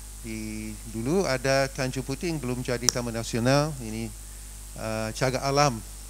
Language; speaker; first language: Indonesian; non-native, fluent; English